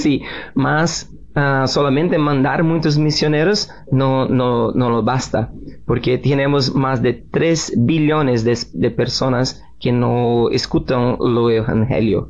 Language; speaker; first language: Spanish; non-native, learner; Portuguese